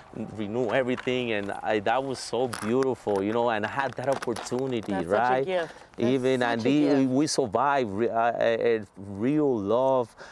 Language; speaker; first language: English; non-native, fluent; Spanish